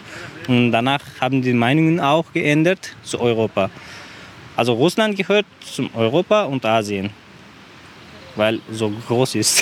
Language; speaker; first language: German; non-native, learner; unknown